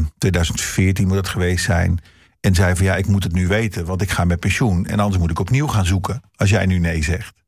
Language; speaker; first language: Dutch; early bilingual, heritage; Dutch